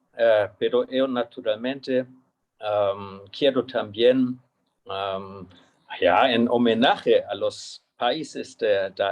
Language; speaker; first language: Spanish; non-native, fluent; German